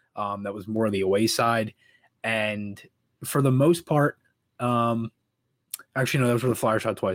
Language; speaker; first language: English; native; English